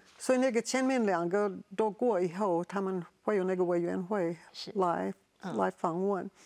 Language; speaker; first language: Chinese; non-native, fluent; English